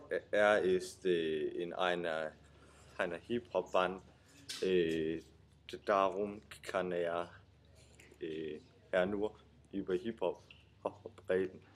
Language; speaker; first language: German; non-native, learner; Danish